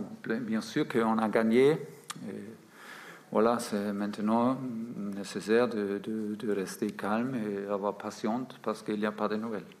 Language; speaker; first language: French; non-native, fluent; German